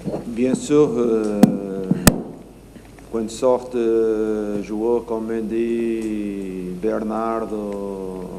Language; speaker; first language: French; non-native, learner; Portuguese